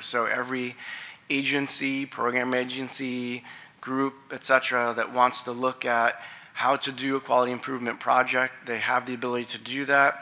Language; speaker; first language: English; native; English